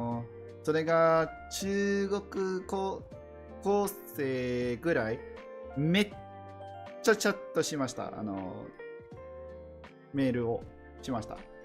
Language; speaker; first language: Japanese; non-native, learner; English